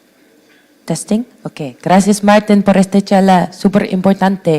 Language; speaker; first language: Spanish; non-native, fluent; English